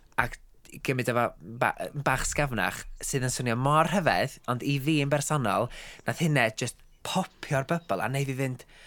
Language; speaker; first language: Welsh; native; Welsh